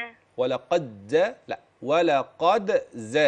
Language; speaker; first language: Arabic; native; Arabic